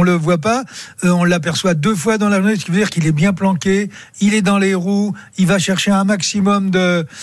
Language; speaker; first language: French; native; French